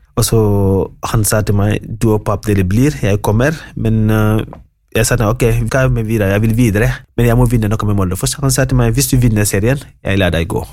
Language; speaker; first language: Norwegian; non-native, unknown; Wolof